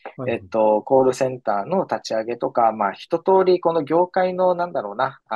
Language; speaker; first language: Japanese; native; Japanese